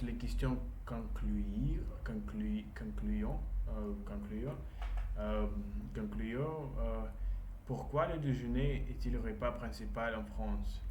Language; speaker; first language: French; non-native, learner; Russian